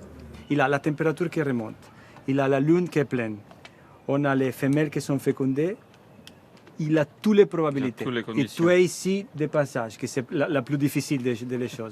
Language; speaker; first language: French; non-native, fluent; Italian